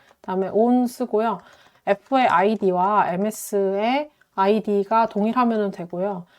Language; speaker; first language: Korean; native; Korean